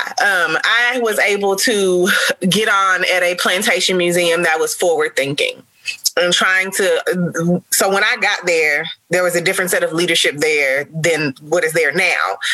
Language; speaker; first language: English; native; English